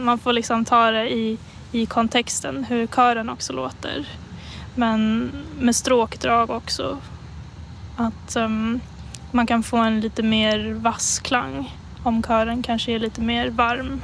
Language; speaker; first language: Swedish; native; Swedish